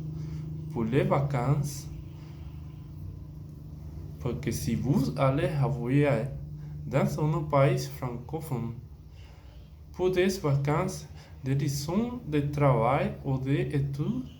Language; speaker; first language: French; non-native, learner; Spanish